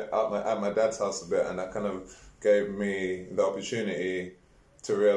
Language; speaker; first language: English; native; English